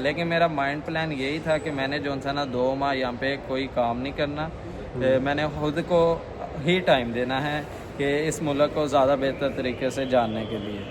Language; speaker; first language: Urdu; non-native, local second language; Punjabi